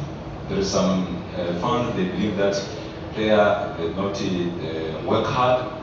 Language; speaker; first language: English; non-native, local second language; Swahili